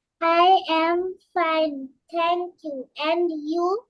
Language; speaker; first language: English; non-native, learner; Bangla